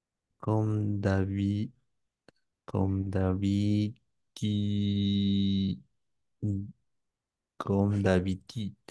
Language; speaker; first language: French; non-native, learner; English